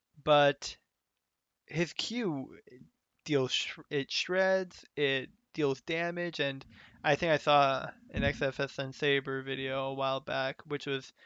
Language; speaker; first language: English; native; English